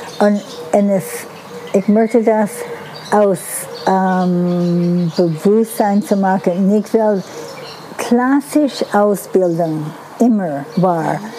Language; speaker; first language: German; non-native, learner; Dutch